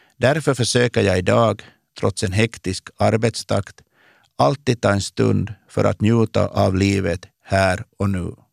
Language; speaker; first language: Swedish; native; Swedish